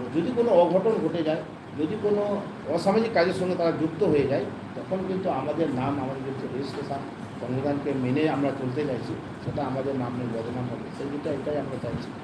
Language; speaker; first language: Bangla; non-native, local second language; Santali